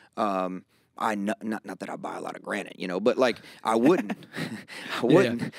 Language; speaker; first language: English; native; English